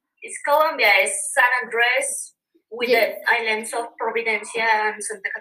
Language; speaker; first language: English; non-native, learner; Spanish